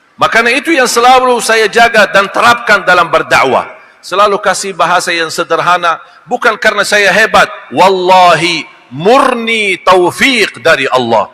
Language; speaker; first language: Malay; non-native, fluent; Arabic